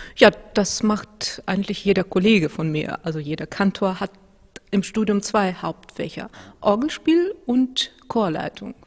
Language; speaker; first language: German; non-native, fluent; Russian